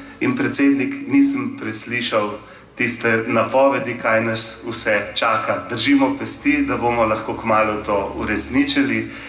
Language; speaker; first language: Slovenian; native; Slovenian